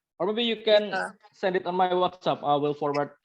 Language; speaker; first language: English; non-native, learner; Indonesian